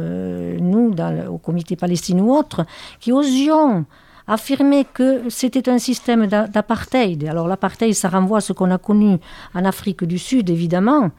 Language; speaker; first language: French; native; French